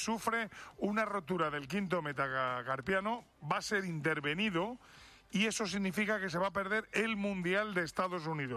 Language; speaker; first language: Spanish; native; Spanish